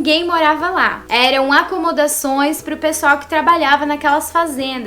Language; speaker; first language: Portuguese; native; Portuguese